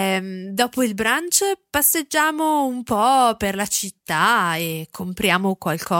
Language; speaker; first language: Italian; non-native, learner; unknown